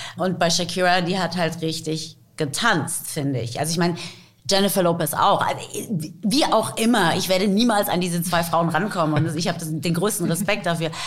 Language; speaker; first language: German; native; German